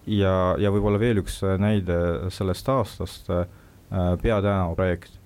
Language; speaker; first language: Estonian; non-native, local second language; Russian